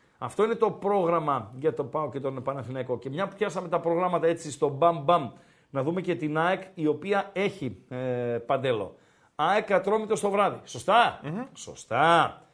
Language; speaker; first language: Greek; native; Greek